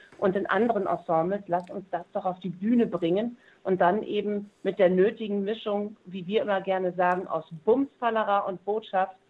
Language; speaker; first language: German; native; German